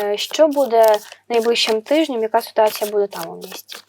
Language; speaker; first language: Ukrainian; native; Ukrainian